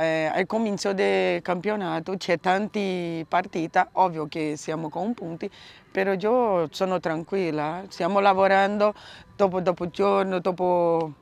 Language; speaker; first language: Italian; non-native, learner; Portuguese